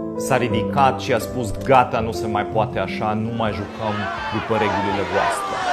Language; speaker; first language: Romanian; non-native, fluent; German